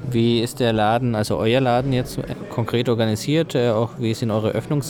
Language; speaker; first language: German; native; German